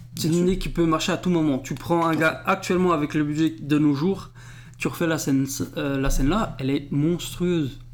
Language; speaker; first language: French; early bilingual, other home language; Portuguese